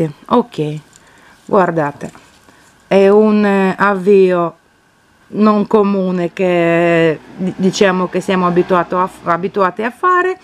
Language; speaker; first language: Italian; non-native, fluent; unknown